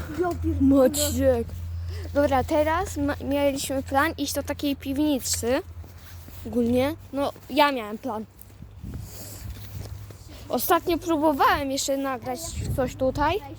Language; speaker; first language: Polish; native; Polish